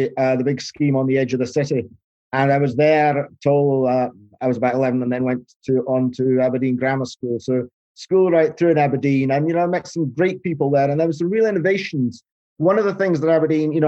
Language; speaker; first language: English; native; English